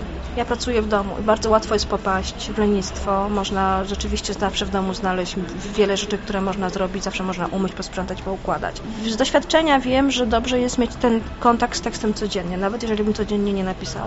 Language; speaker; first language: Polish; native; Polish